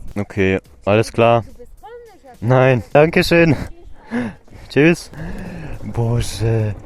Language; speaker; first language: German; non-native, learner; Polish